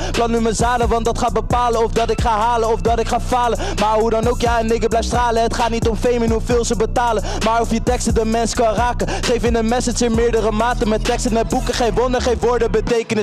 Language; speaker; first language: Dutch; native; Dutch